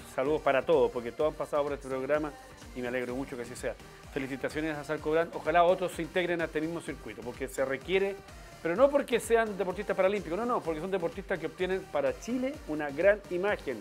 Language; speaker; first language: Spanish; native; Spanish